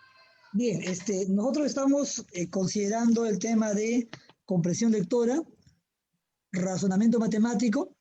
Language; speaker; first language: Spanish; native; Spanish